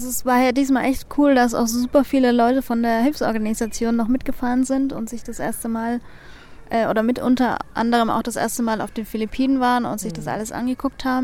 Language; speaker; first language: German; native; German